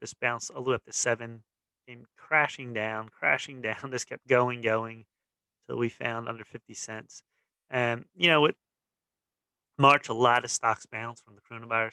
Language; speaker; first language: English; native; English